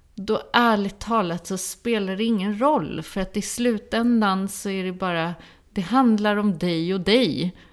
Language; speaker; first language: Swedish; early bilingual, other home language; Polish